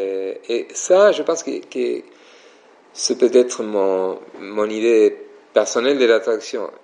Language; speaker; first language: French; non-native, fluent; Spanish